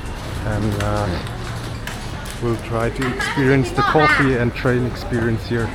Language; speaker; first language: English; non-native, fluent; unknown